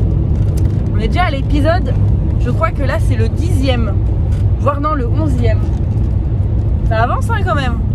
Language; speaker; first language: French; native; French